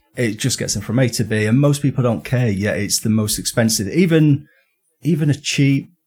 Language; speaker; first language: English; native; English